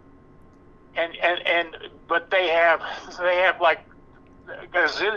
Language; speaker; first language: English; native; English